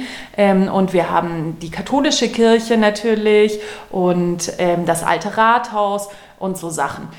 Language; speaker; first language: German; native; German